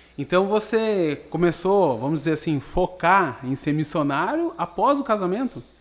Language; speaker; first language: Portuguese; native; Portuguese